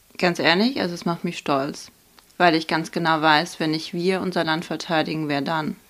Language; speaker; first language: German; early bilingual, other home language; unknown